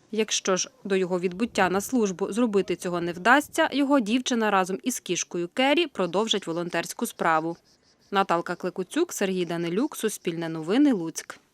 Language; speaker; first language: Ukrainian; native; Ukrainian